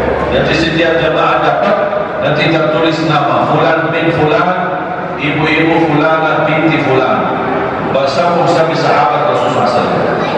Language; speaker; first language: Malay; non-native, fluent; Arabic